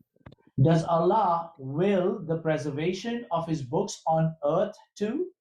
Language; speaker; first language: English; native; English